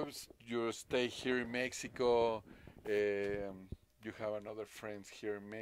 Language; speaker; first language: English; non-native, learner; Spanish